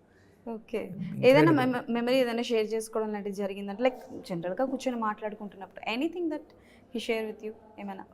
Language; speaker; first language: Telugu; native; Telugu